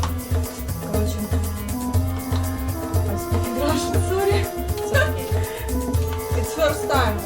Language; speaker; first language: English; non-native, learner; Russian